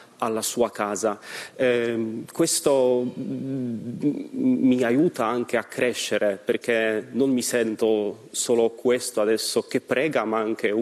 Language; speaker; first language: Italian; non-native, fluent; Polish